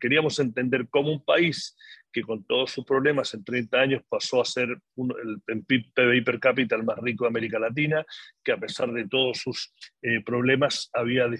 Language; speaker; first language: Spanish; native; Spanish